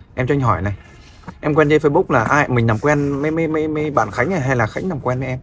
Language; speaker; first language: Vietnamese; native; Vietnamese